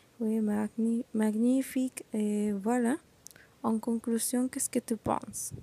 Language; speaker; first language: French; non-native, learner; Spanish